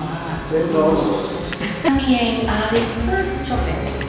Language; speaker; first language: Spanish; non-native, learner; English